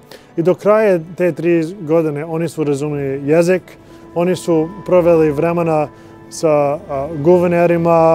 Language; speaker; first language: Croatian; non-native, learner; English